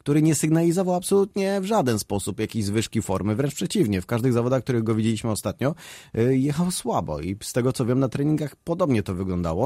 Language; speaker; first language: Polish; native; Polish